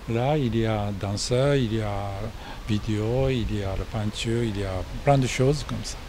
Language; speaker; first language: French; non-native, fluent; Japanese